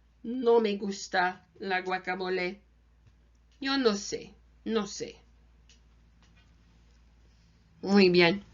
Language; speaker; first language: Spanish; non-native, learner; English